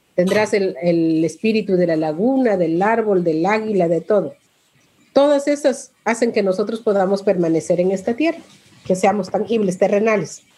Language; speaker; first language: Spanish; non-native, local second language; Quechua